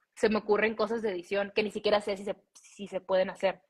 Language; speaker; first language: Spanish; early bilingual, heritage; Spanish